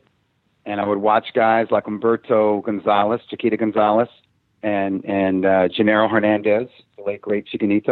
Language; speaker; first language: English; native; English